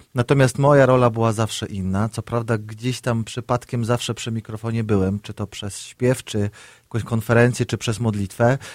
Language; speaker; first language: Polish; native; Polish